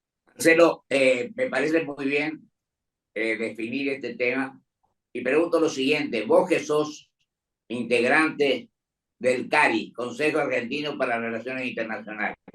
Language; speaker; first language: Spanish; native; Spanish